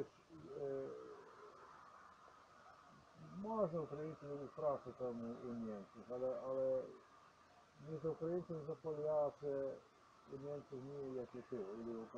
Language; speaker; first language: Polish; non-native, learner; Ukrainian